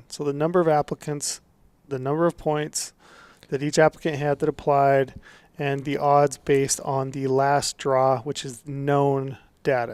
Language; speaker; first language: English; native; English